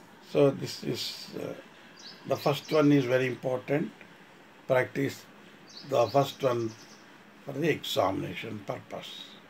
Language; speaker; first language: English; non-native, local second language; Kannada